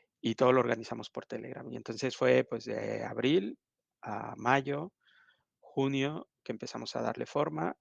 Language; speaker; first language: Spanish; native; Spanish